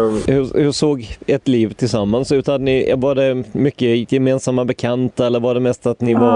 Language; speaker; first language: Swedish; native; Swedish